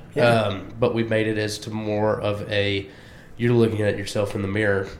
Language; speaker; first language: English; native; English